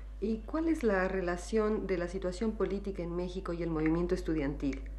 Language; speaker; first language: Spanish; native; Spanish